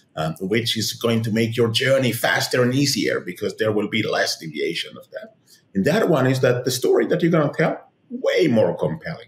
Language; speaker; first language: English; non-native, fluent; Hebrew